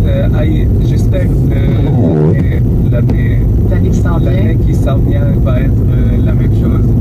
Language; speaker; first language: French; non-native, learner; Arabic